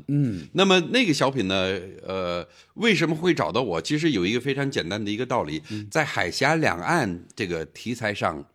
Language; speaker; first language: Chinese; non-native, fluent; English